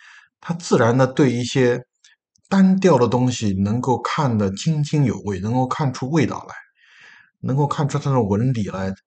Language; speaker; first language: Chinese; native; Chinese